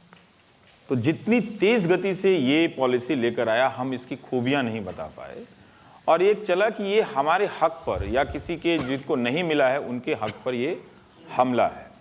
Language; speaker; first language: Hindi; native; Hindi